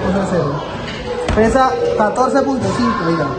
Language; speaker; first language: Spanish; native; Spanish